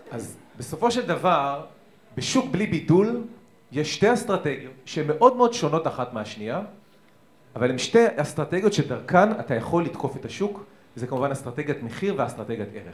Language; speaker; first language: Hebrew; native; Hebrew